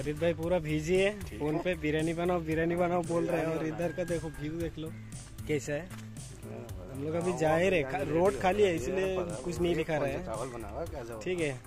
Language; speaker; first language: Hindi; non-native, local second language; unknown